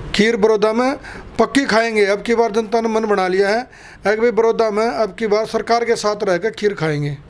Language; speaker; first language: Hindi; native; Hindi